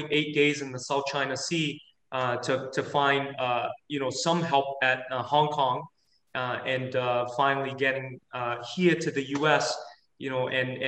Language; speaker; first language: English; native; English